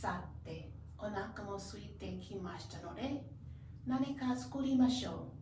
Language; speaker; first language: Japanese; non-native, learner; English